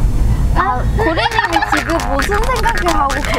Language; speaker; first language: Korean; non-native, learner; Vietnamese